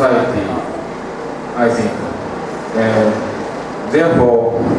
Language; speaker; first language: English; non-native, learner; Japanese